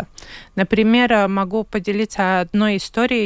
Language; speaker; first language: Russian; non-native, local second language; Latvian